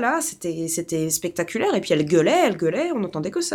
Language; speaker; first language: French; native; French